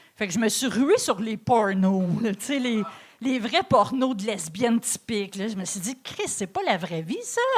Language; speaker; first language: French; native; French